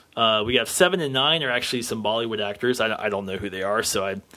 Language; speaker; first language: English; native; English